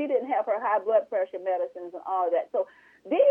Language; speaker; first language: English; native; English